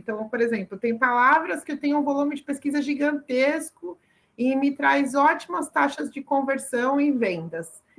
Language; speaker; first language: Portuguese; early bilingual, other home language; Arabic